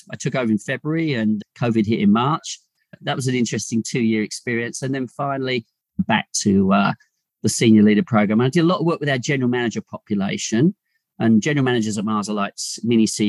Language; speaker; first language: English; native; English